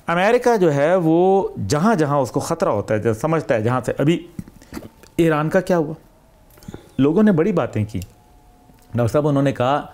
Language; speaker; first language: Urdu; native; Urdu